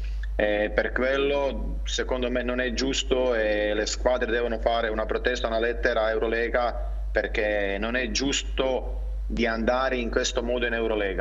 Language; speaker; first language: Italian; non-native, fluent; Croatian